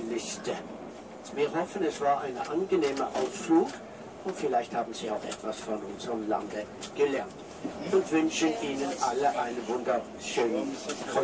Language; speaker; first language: German; non-native, fluent; Norwegian